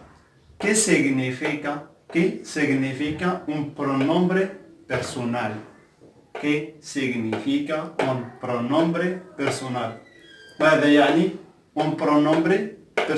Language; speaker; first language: Spanish; non-native, fluent; Arabic